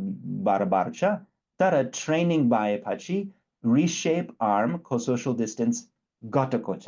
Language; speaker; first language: Nepali; non-native, fluent; English